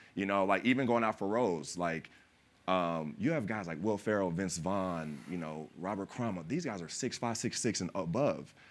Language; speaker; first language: English; native; English